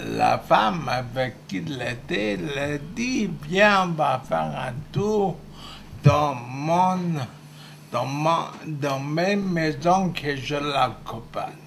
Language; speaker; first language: French; non-native, fluent; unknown